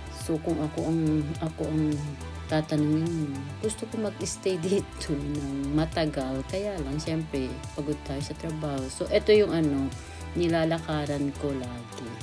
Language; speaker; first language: Filipino; native; Filipino